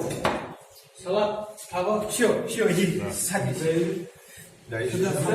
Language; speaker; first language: Russian; non-native, local second language; Tajik